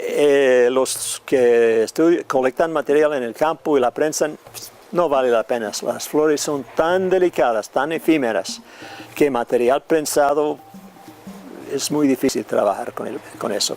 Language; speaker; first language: Spanish; non-native, fluent; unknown